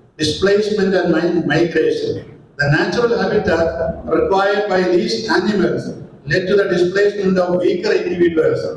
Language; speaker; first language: English; non-native, local second language; Malayalam